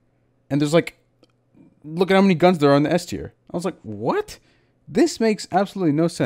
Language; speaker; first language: English; native; English